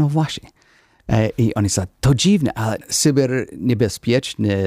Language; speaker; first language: Polish; non-native, learner; English